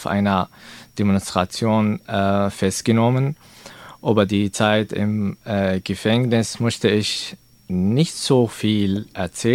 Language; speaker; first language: German; non-native, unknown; Arabic